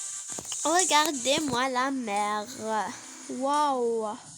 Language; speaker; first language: French; non-native, learner; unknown